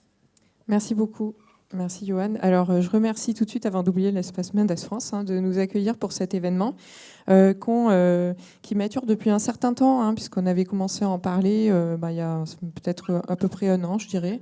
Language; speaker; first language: French; native; French